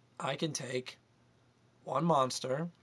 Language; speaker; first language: English; native; English